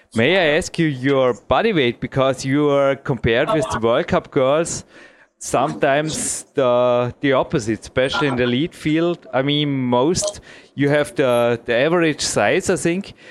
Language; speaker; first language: English; non-native, fluent; German